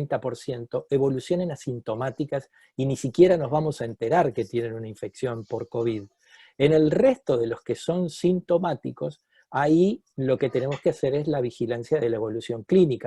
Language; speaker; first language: Spanish; native; Spanish